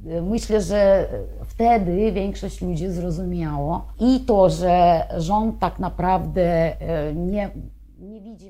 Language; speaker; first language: Polish; non-native, fluent; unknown